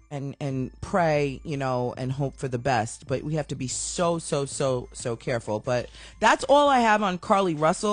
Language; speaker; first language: English; native; English